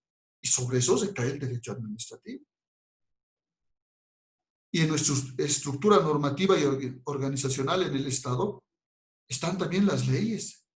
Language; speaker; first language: Spanish; native; Spanish